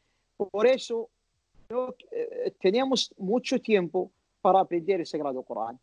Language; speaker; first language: Spanish; non-native, learner; Arabic